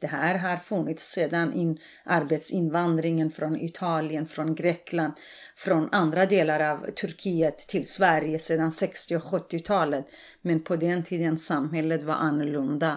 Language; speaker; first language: Swedish; non-native, fluent; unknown